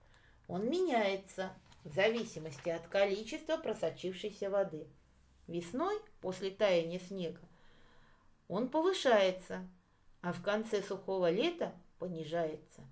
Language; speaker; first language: Russian; native; Russian